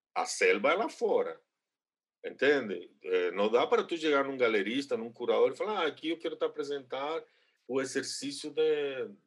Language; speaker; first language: Portuguese; non-native, fluent; Spanish